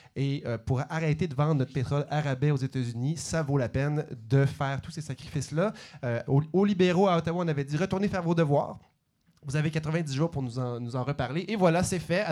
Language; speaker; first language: French; native; French